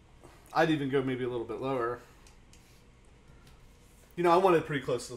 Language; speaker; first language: English; native; English